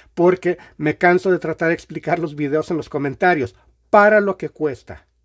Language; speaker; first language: Spanish; native; Spanish